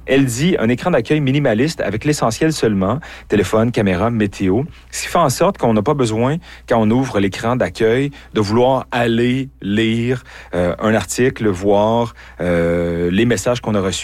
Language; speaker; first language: French; native; French